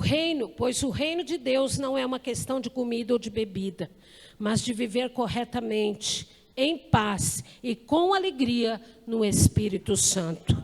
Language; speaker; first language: Portuguese; native; Portuguese